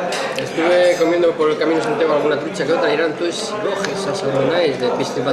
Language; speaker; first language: Spanish; native; Spanish